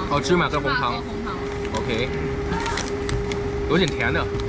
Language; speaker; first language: Chinese; non-native, fluent; Thai